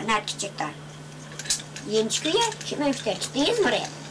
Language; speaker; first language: Turkish; native; Turkish